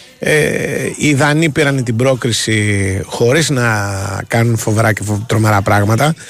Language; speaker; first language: Greek; native; Greek